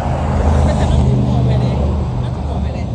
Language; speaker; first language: Italian; native; Italian